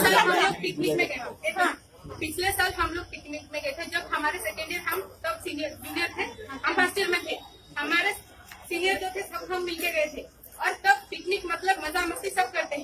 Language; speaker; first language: Hindi; non-native, local second language; Odia